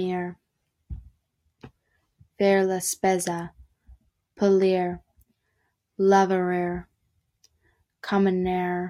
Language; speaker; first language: Italian; non-native, learner; Spanish